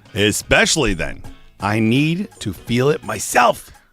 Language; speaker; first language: English; native; English